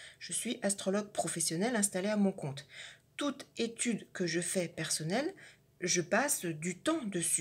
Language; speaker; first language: French; native; French